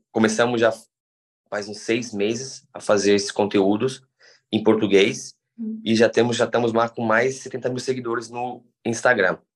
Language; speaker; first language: Portuguese; native; Portuguese